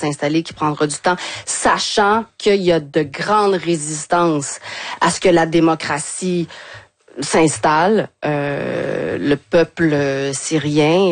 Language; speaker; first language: French; native; French